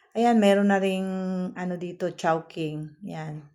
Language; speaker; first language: Filipino; native; Filipino